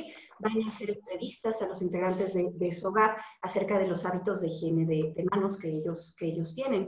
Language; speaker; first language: Spanish; native; Spanish